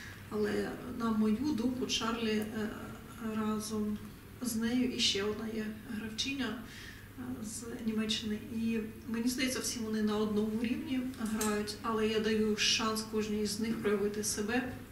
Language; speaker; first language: Ukrainian; native; Ukrainian